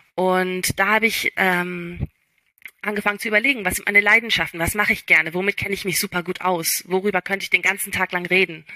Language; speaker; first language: German; early bilingual, other home language; English